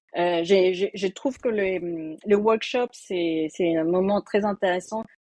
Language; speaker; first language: French; non-native, fluent; Spanish